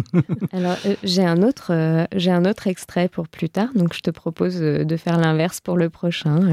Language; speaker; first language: French; native; French